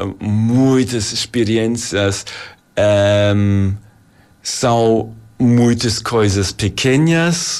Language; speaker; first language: Portuguese; non-native, learner; German